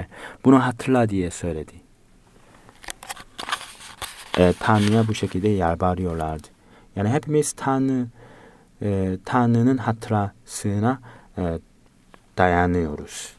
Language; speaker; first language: Turkish; non-native, fluent; Korean